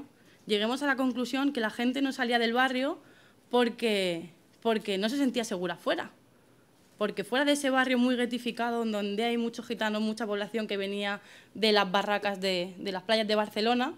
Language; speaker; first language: Spanish; native; Spanish